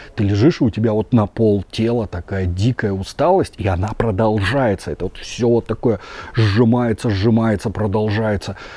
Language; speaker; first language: Russian; native; Russian